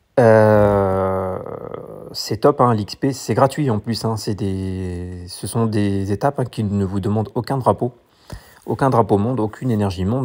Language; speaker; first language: French; native; French